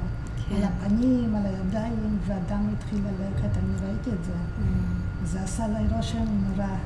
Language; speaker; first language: Hebrew; early bilingual, other home language; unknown